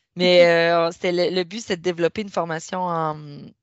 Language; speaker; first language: French; native; French